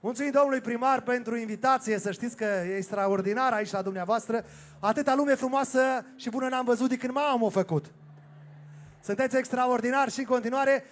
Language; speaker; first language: Romanian; native; Romanian